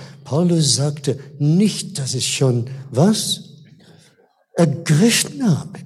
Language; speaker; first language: German; non-native, fluent; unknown